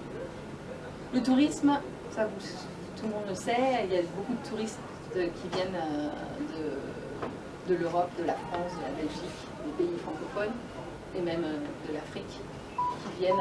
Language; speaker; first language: French; native; French